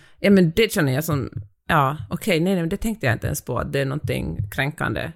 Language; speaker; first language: Swedish; native; Swedish